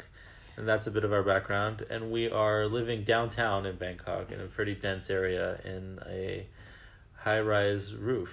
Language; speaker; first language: English; native; English